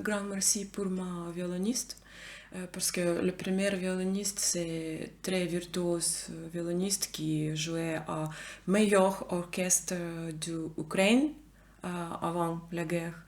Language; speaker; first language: French; non-native, learner; Ukrainian